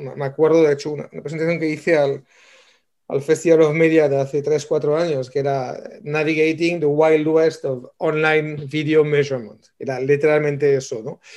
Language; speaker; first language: Spanish; non-native, fluent; French